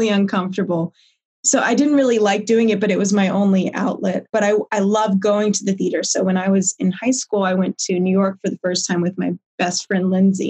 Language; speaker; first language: English; native; English